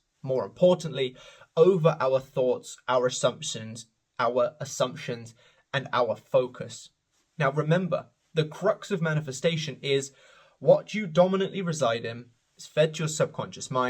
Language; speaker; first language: English; native; English